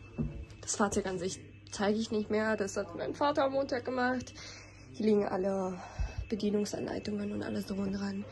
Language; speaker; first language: German; native; German